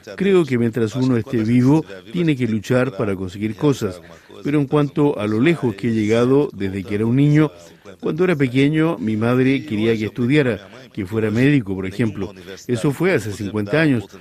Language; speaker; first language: Spanish; non-native, fluent; Portuguese